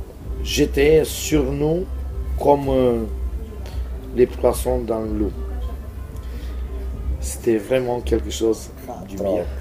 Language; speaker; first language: French; non-native, fluent; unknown